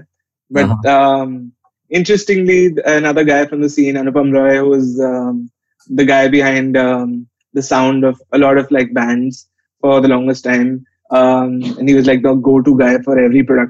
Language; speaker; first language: English; non-native, local second language; Hindi